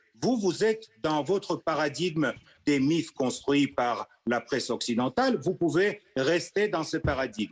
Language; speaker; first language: French; non-native, fluent; Russian